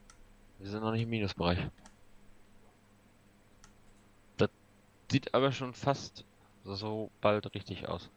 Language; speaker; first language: German; native; German